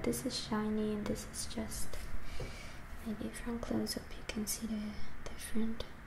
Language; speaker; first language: English; non-native, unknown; Dutch